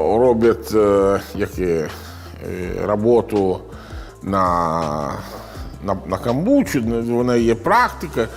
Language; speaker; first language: Ukrainian; non-native, learner; Italian